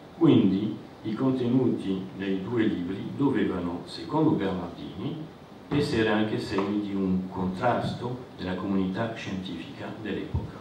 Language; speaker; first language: Italian; non-native, fluent; French